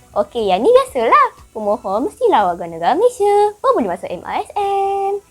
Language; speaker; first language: Malay; native; Malay